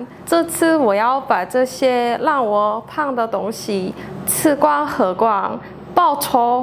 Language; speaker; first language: Chinese; non-native, fluent; Korean